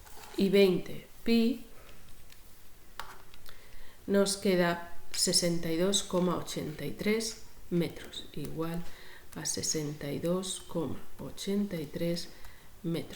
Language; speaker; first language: Spanish; native; Spanish